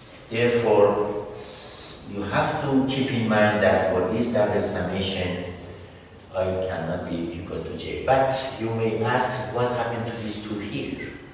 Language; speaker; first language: English; non-native, fluent; Persian